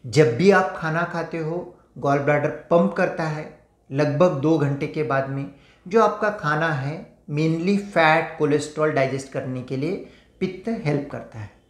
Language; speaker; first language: Hindi; non-native, local second language; Marathi